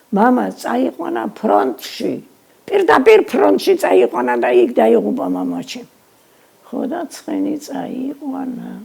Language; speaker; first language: Georgian; non-native, local second language; Mingrelian